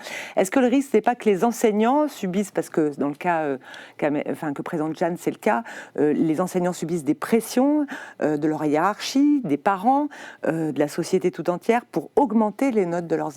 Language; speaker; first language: French; native; French